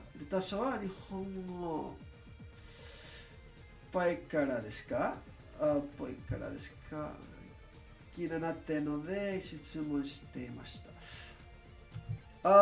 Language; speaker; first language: Japanese; non-native, learner; English